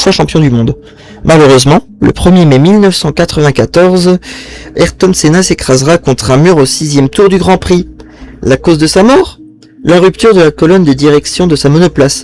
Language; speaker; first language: French; native; French